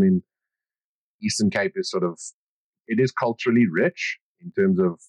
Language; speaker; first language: English; native; English